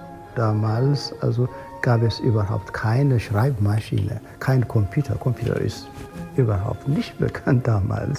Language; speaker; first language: German; non-native, fluent; Amharic